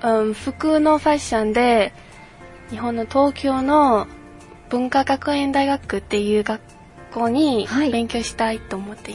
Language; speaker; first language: Japanese; non-native, fluent; Mongolian